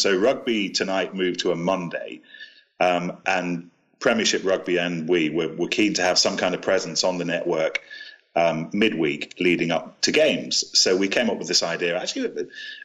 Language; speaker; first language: English; native; English